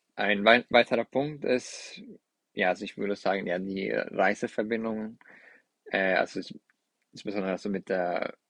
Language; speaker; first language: German; non-native, fluent; Spanish